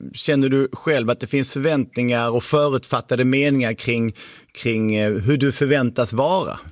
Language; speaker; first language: Swedish; native; Swedish